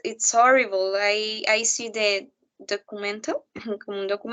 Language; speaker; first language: English; non-native, learner; Spanish